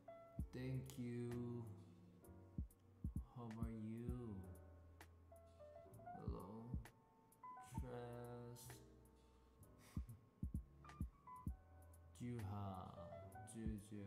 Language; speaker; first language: English; non-native, learner; Korean